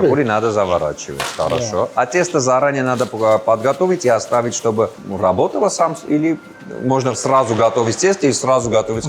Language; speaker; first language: Russian; non-native, fluent; Armenian